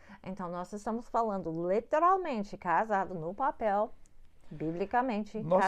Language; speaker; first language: Portuguese; non-native, fluent; English